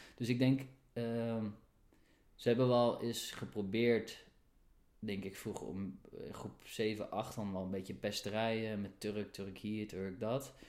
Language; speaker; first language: Dutch; early bilingual, other home language; Turkish